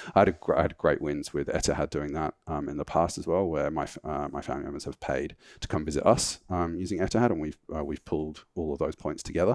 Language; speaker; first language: English; native; English